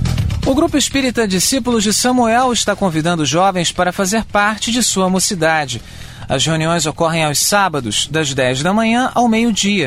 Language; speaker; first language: Portuguese; native; Portuguese